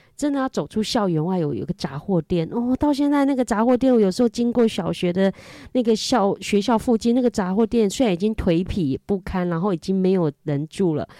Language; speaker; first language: Chinese; non-native, local second language; Hakka Chinese